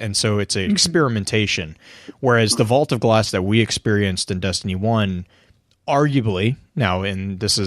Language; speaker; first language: English; native; English